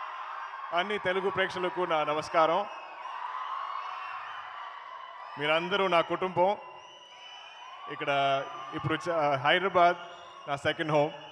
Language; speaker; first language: Telugu; non-native, learner; Malayalam